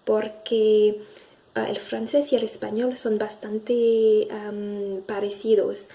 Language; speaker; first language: Spanish; non-native, fluent; French